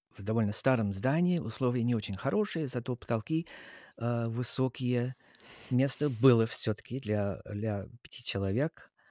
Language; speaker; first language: Russian; non-native, fluent; English